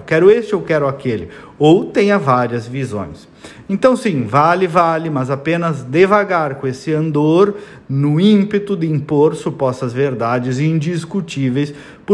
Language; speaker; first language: Portuguese; native; Portuguese